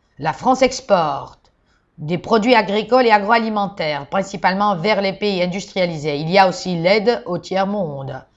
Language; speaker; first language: French; non-native, fluent; Georgian